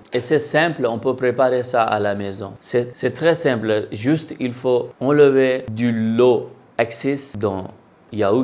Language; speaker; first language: French; non-native, local second language; Hindi